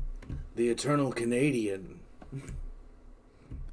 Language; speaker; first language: English; native; English